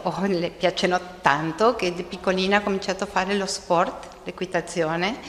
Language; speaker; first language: Italian; non-native, learner; Spanish